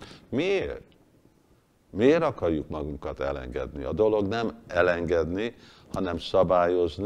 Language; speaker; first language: Hungarian; early bilingual, heritage; Hungarian